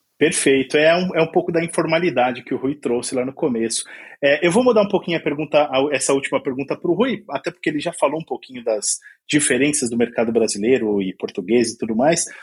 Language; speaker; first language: Portuguese; native; Portuguese